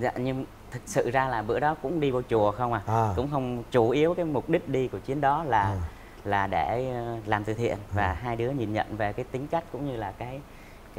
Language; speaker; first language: Vietnamese; native; Vietnamese